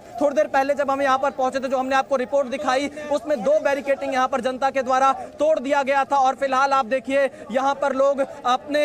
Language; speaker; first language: Hindi; native; Hindi